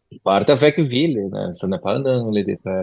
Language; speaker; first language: French; non-native, learner; Portuguese